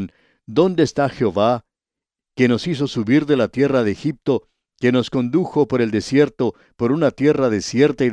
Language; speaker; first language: Spanish; native; Spanish